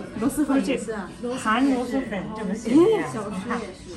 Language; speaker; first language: Chinese; non-native, fluent; Japanese